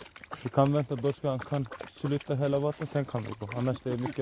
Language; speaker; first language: Swedish; non-native, learner; Turkish